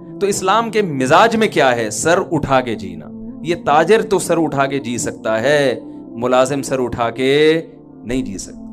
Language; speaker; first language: Urdu; native; Urdu